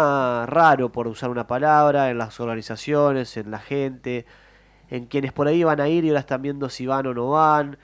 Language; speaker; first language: Spanish; native; Spanish